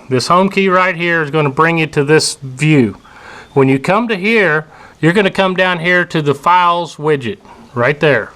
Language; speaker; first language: English; native; English